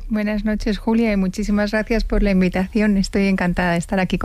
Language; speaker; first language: Spanish; native; Spanish